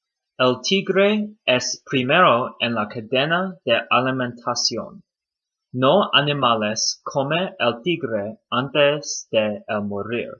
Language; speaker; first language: Spanish; non-native, learner; English